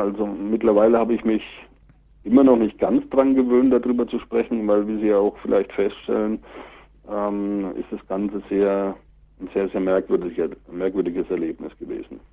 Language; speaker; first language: German; native; German